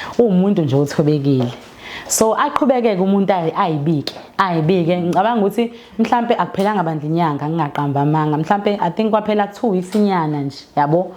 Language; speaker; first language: Zulu; native; Zulu